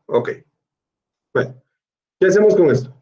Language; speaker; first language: Spanish; native; Spanish